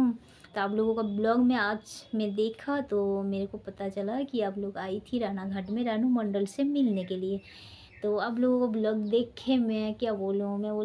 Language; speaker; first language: Hindi; non-native, local second language; Santali